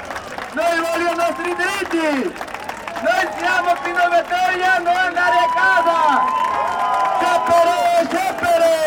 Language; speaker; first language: Italian; non-native, learner; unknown